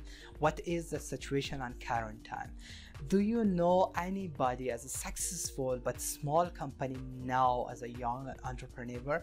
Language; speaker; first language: English; non-native, fluent; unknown